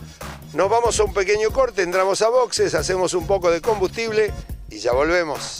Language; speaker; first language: Spanish; native; Spanish